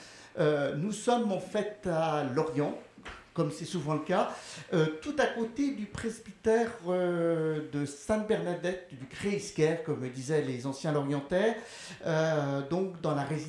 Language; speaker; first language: French; native; French